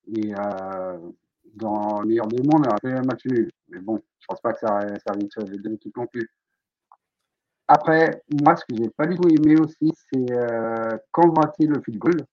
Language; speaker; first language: French; native; French